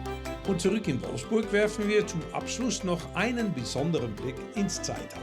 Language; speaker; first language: German; native; German